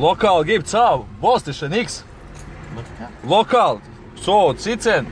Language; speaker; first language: German; non-native, learner; Serbian